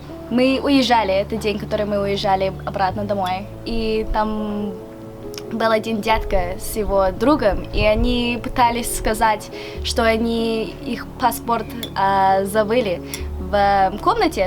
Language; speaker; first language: Russian; early bilingual, heritage; Russian